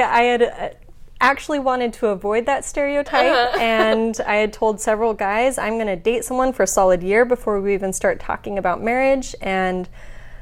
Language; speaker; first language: English; native; English